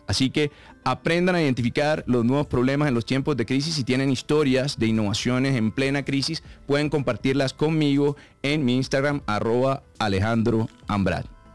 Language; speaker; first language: Spanish; native; Spanish